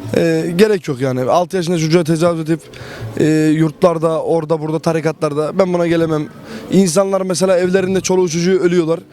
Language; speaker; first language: Turkish; native; Turkish